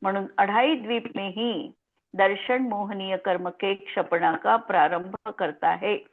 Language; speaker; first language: Hindi; non-native, local second language; Marathi